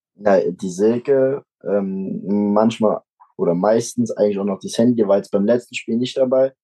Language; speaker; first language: German; native; German